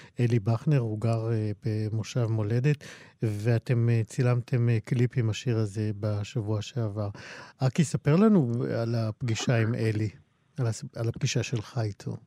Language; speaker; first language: Hebrew; native; Hebrew